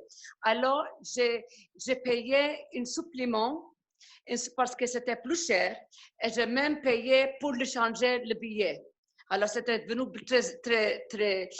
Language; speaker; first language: French; non-native, fluent; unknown